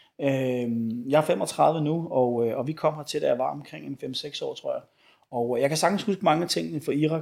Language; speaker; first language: Danish; early bilingual, other home language; Arabic